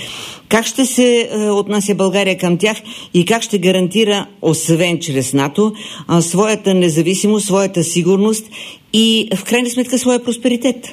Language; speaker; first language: Bulgarian; native; Bulgarian